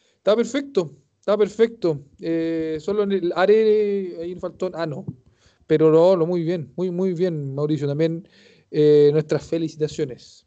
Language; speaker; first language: Spanish; native; Spanish